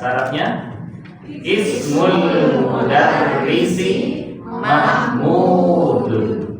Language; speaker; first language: Arabic; non-native, fluent; Indonesian